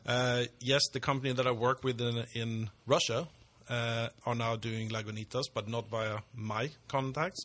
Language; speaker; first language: English; non-native, fluent; Swedish